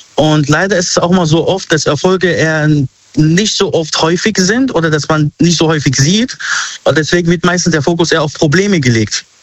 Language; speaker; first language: German; non-native, fluent; Arabic